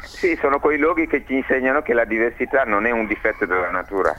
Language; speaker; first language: Italian; non-native, fluent; Wolof